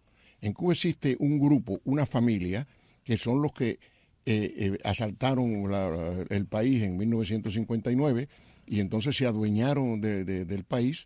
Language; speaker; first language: Spanish; native; Spanish